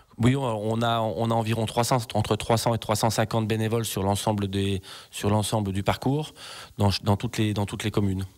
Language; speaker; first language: French; native; French